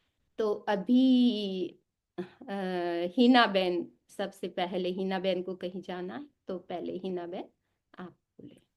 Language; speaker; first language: Hindi; native; Hindi